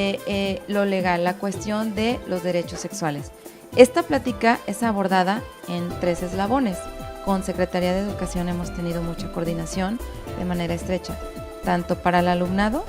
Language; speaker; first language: Spanish; native; Spanish